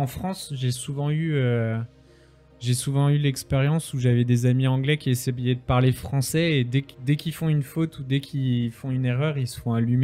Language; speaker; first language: French; native; French